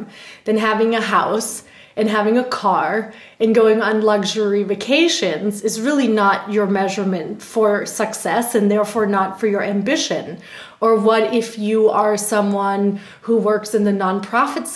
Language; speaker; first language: English; non-native, fluent; German